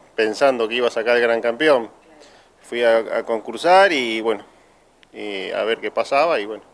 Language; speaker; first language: Spanish; native; Spanish